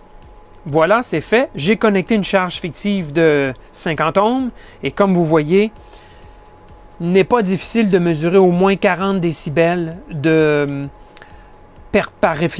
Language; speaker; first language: French; native; French